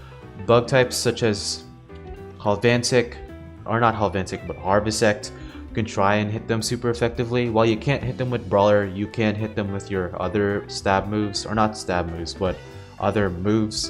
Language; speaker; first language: English; native; English